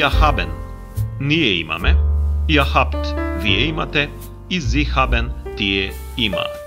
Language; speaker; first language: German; non-native, fluent; Macedonian